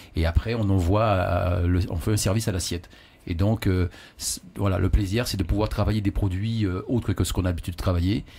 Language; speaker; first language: French; native; French